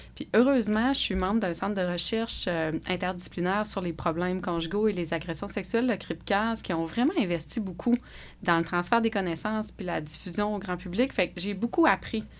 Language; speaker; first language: French; native; French